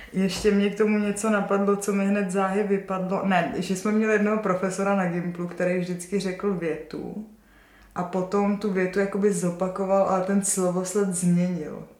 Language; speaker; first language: Czech; native; Czech